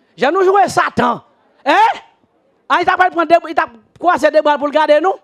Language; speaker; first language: French; native; French